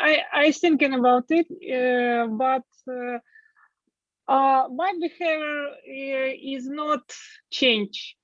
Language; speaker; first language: English; non-native, learner; Russian